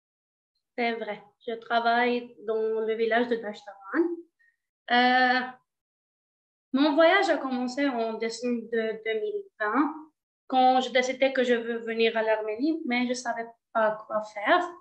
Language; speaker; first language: French; non-native, learner; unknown